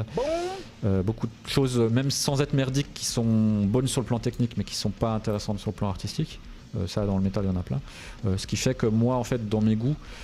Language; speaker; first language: French; native; French